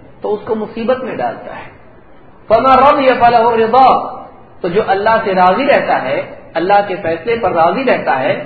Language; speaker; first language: Urdu; native; Urdu